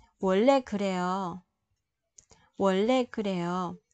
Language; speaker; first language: Korean; non-native, fluent; Vietnamese